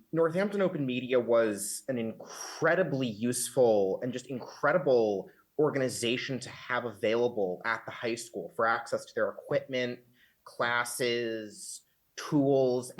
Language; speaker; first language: English; native; English